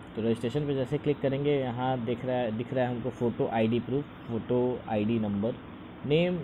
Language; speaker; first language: Hindi; native; Hindi